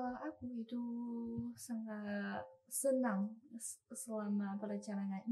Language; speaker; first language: Indonesian; non-native, learner; Chinese